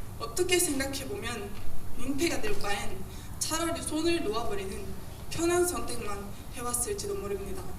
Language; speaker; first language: Korean; non-native, fluent; Japanese